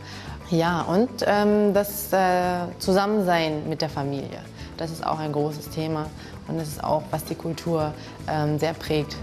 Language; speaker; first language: German; early bilingual, other home language; Filipino